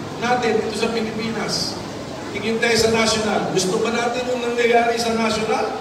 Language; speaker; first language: Filipino; native; Filipino